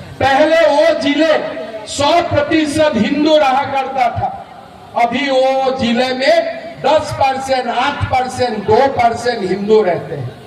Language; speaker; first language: Hindi; non-native, local second language; Assamese